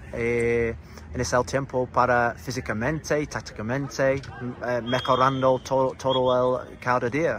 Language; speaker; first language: Spanish; non-native, learner; English